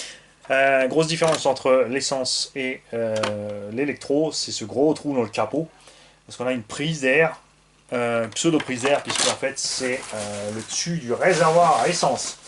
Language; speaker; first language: French; native; French